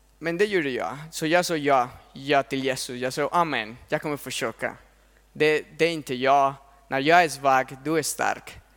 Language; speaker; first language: Swedish; non-native, fluent; Spanish